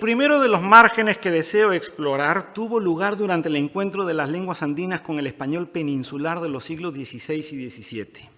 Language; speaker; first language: Spanish; native; Spanish